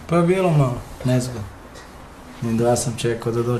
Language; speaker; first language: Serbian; non-native, local second language; Romany